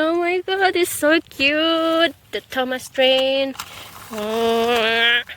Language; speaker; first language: English; non-native, learner; Indonesian